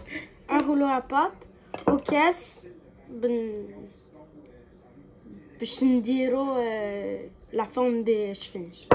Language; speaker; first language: French; non-native, local second language; Arabic